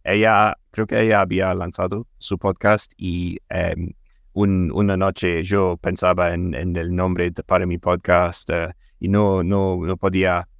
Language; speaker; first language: Spanish; non-native, fluent; English